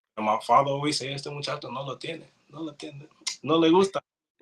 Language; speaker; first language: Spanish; early bilingual, heritage; English